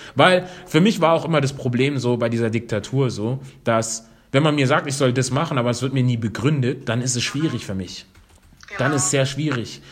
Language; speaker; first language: German; non-native, fluent; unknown